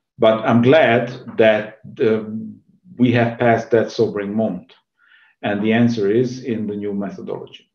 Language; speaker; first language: English; non-native, fluent; Hungarian